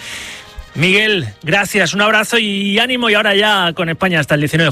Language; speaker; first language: Spanish; native; Spanish